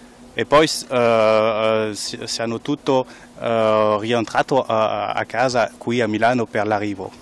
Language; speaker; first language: Italian; non-native, fluent; French